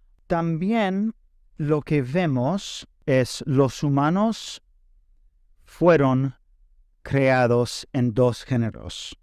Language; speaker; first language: Spanish; non-native, fluent; English